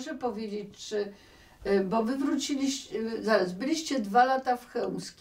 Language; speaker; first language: Polish; native; Polish